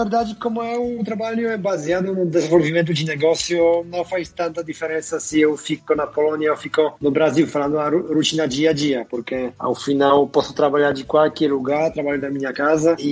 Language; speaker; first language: Portuguese; non-native, fluent; Polish